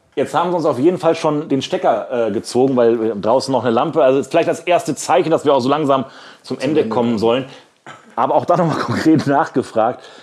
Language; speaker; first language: German; native; German